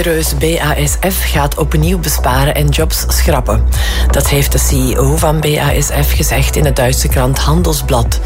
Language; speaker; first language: Dutch; native; Dutch